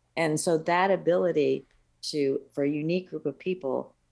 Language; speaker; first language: English; early bilingual, other home language; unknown